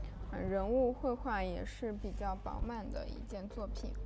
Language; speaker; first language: Chinese; native; Chinese